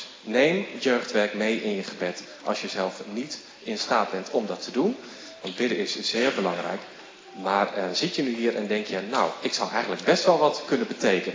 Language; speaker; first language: Dutch; native; Dutch